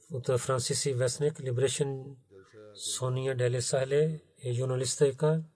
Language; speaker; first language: Bulgarian; non-native, learner; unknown